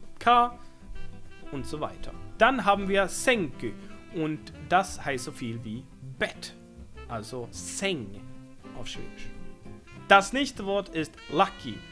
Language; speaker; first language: German; non-native, fluent; Swedish